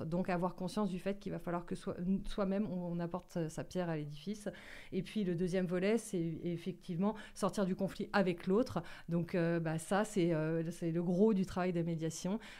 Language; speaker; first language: French; native; French